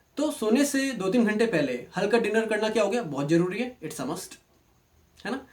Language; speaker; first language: Hindi; native; Hindi